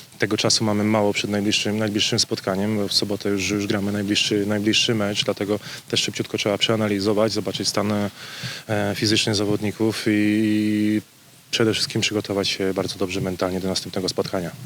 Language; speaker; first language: Polish; native; Polish